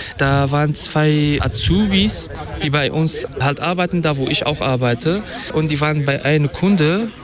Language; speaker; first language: German; non-native, fluent; Kurdish